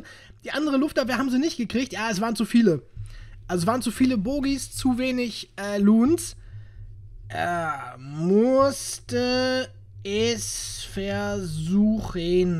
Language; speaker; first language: German; native; German